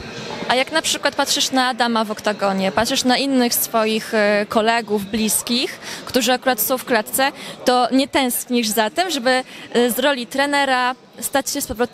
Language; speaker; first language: Polish; native; Polish